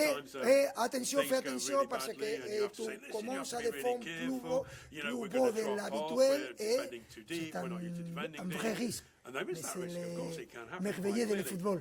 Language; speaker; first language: French; non-native, fluent; Spanish